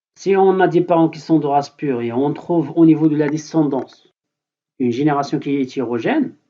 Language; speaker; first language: French; non-native, local second language; Arabic